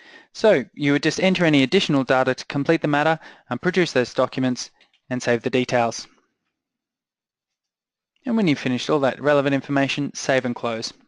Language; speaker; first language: English; native; English